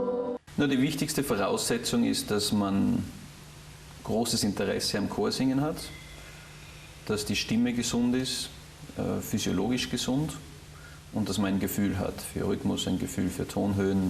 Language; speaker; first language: German; native; German